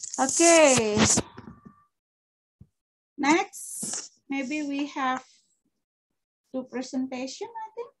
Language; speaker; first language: English; non-native, fluent; Indonesian